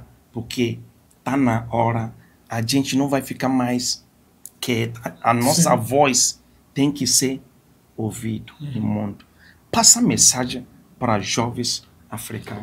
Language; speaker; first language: Portuguese; non-native, fluent; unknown